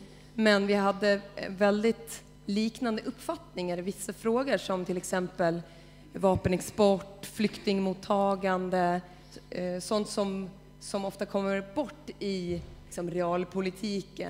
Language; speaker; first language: Swedish; native; Swedish